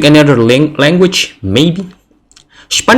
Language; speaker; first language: English; non-native, fluent; Indonesian